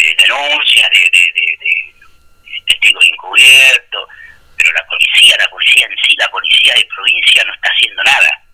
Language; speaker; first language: Spanish; native; Spanish